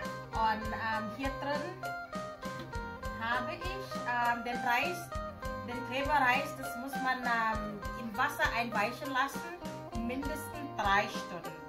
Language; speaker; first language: German; non-native, fluent; Thai